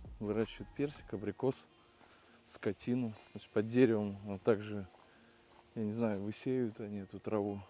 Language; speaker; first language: Russian; native; Russian